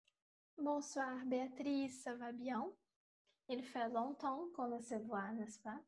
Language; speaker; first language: French; non-native, fluent; Portuguese